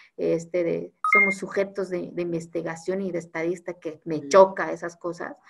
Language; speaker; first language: Spanish; non-native, local second language; Zapotec